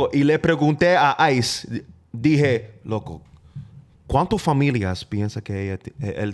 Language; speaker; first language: Spanish; non-native, fluent; English